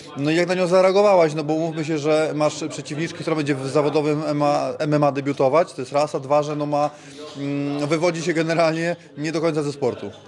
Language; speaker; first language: Polish; native; Polish